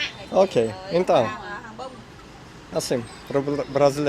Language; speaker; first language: Portuguese; non-native, learner; Vietnamese